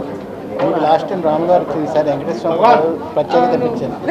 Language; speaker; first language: Telugu; native; Telugu